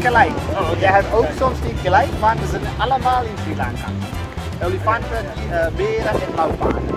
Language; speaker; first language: Dutch; non-native, learner; Sinhala